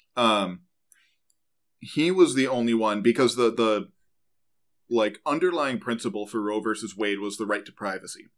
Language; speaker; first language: English; native; English